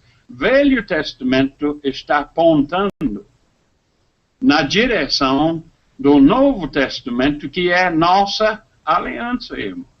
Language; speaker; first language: Portuguese; non-native, fluent; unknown